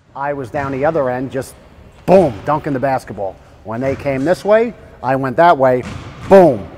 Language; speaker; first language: English; native; English